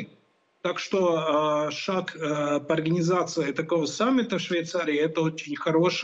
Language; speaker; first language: Russian; non-native, local second language; Latvian